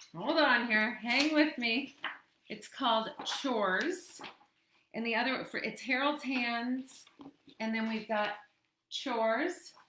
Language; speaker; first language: English; native; English